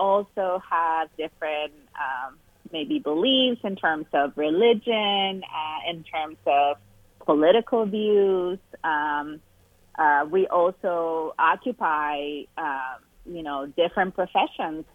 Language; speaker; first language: English; non-native, fluent; Spanish